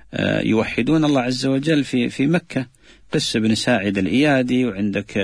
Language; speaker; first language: Arabic; native; Arabic